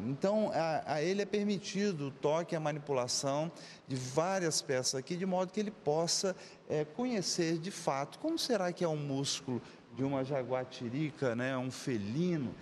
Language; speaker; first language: Portuguese; native; Portuguese